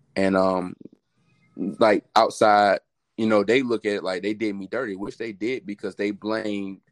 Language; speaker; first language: English; native; English